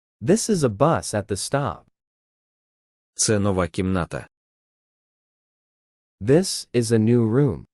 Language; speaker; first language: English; non-native, fluent; Ukrainian